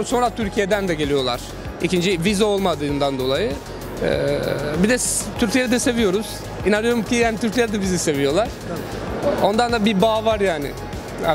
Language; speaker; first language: Turkish; non-native, fluent; Albanian